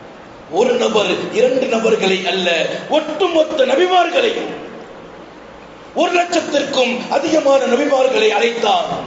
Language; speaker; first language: Tamil; native; Tamil